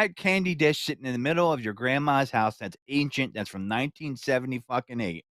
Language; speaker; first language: English; native; English